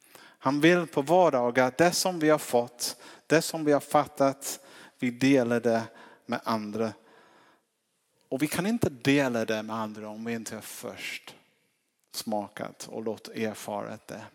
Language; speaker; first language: Swedish; non-native, fluent; English